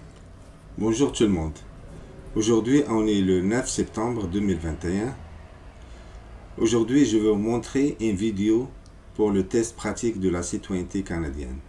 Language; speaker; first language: French; non-native, fluent; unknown